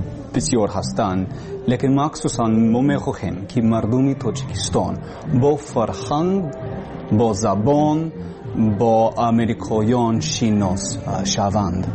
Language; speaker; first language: Persian; non-native, learner; English